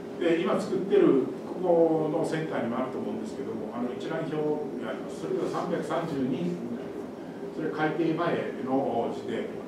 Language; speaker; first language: Japanese; native; Japanese